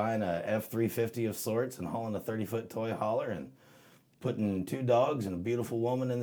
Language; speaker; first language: English; native; English